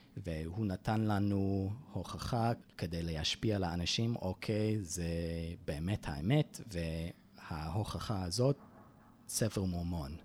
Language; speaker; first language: Hebrew; non-native, fluent; English